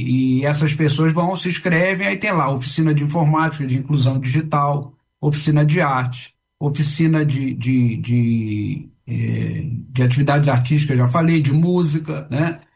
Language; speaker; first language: Portuguese; native; Portuguese